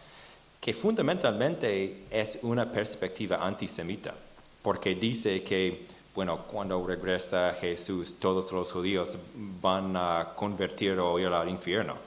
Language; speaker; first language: Spanish; non-native, fluent; English